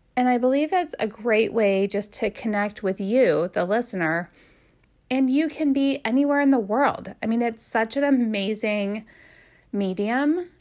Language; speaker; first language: English; native; English